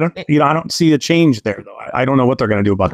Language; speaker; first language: English; native; English